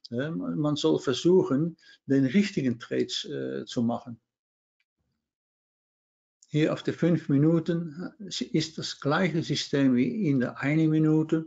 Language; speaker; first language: German; non-native, fluent; Dutch